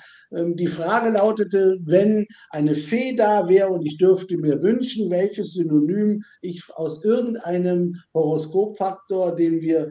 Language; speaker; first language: German; native; German